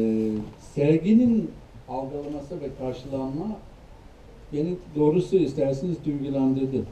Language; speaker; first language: Turkish; non-native, fluent; English